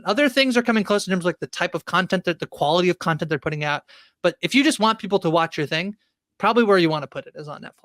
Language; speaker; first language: English; native; English